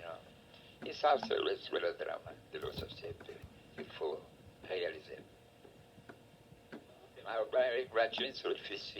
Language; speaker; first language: French; non-native, fluent; Portuguese